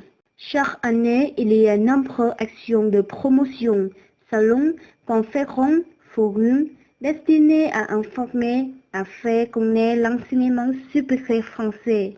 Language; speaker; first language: French; non-native, learner; Vietnamese